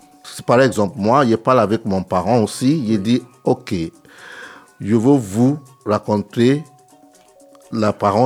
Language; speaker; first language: French; non-native, learner; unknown